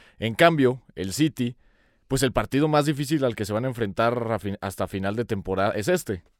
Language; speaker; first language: Spanish; native; Spanish